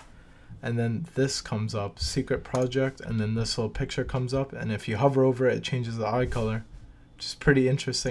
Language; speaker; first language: English; native; English